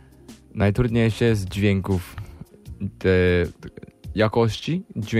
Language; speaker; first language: Polish; non-native, learner; English